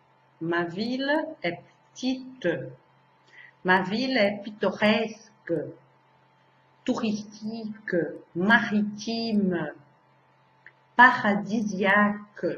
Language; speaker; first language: French; non-native, fluent; Portuguese